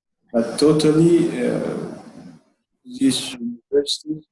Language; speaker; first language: English; non-native, learner; Arabic